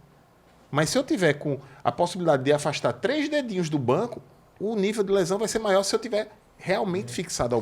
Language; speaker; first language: Portuguese; native; Portuguese